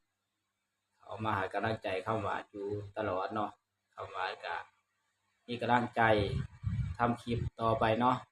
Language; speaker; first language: Thai; non-native, local second language; Lao